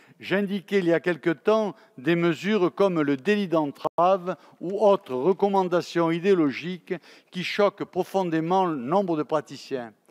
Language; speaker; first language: French; native; French